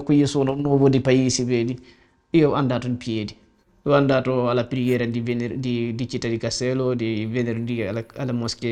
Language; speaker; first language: Italian; non-native, learner; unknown